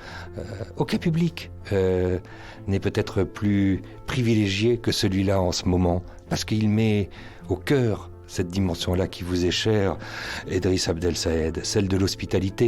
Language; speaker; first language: French; native; French